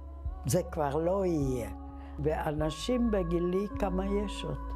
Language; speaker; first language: Hebrew; non-native, fluent; Czech